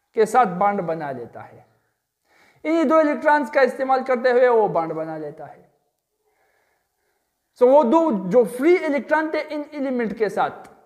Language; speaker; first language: Urdu; non-native, local second language; Pashto